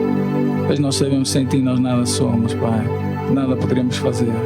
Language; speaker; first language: Portuguese; native; Portuguese